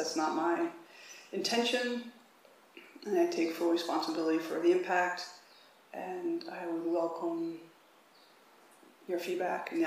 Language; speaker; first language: English; native; English